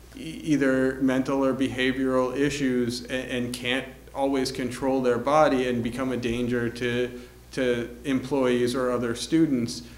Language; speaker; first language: English; native; English